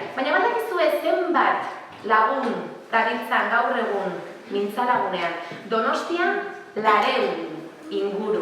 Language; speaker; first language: Basque; native; Basque